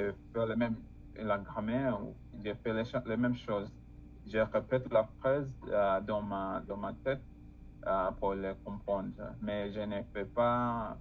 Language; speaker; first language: French; non-native, learner; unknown